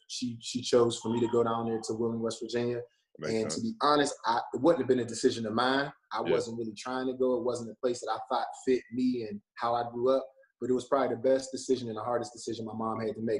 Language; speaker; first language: English; native; English